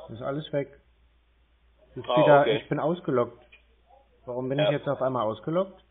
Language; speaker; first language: German; native; German